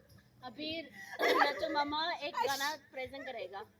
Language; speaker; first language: Hindi; non-native, local second language; Rongmei Naga